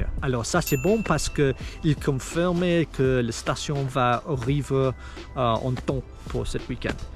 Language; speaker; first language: French; non-native, learner; English